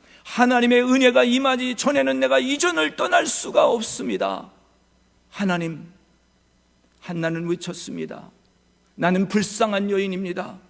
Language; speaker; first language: Korean; native; Korean